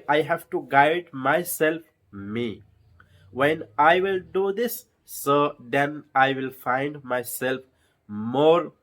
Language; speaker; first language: English; non-native, learner; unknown